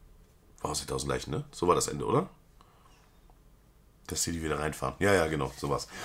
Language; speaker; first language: German; native; German